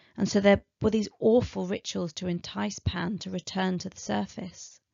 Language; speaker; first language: English; native; English